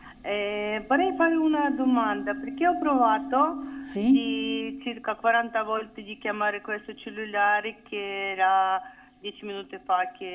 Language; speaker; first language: Italian; non-native, learner; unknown